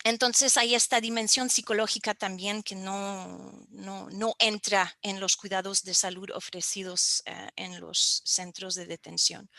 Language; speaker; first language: Spanish; non-native, fluent; French